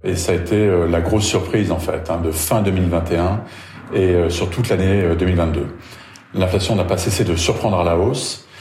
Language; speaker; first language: French; native; French